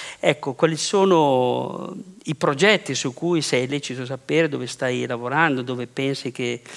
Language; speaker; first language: Italian; native; Italian